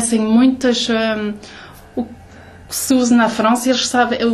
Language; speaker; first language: Portuguese; early bilingual, heritage; Portuguese